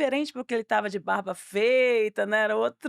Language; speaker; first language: Portuguese; native; Portuguese